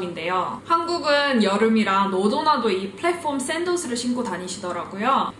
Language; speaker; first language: Korean; early bilingual, heritage; Korean